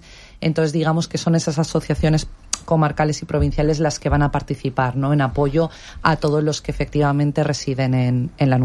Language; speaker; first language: Spanish; native; Spanish